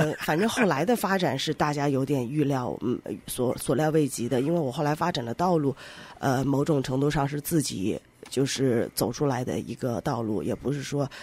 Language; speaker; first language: Chinese; native; Chinese